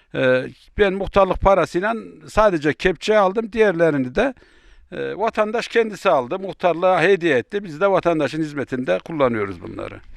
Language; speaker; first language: Turkish; native; Turkish